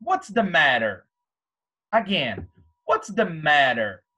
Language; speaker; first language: English; non-native, fluent; Portuguese